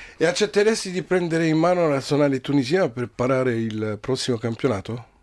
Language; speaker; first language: Italian; non-native, fluent; Arabic